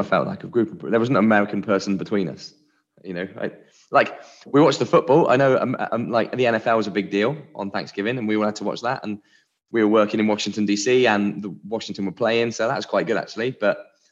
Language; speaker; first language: English; native; English